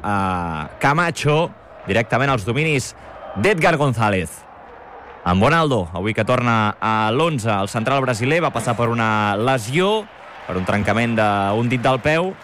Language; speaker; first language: Catalan; native; Catalan